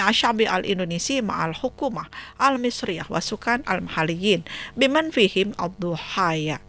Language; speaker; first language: Arabic; non-native, fluent; Indonesian